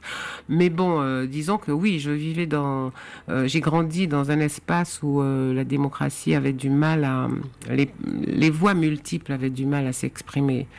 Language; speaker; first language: French; native; French